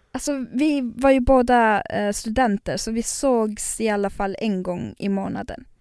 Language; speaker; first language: Swedish; non-native, local second language; Northern Sami